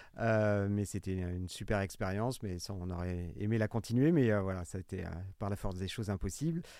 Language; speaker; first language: French; native; French